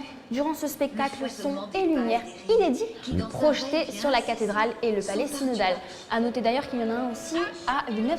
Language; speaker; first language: French; native; French